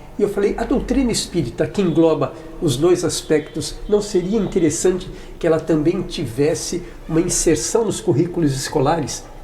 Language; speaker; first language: Portuguese; native; Portuguese